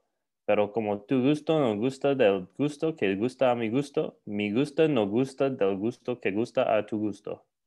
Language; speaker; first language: Spanish; non-native, learner; English